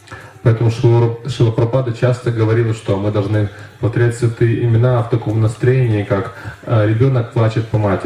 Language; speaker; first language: Russian; native; Russian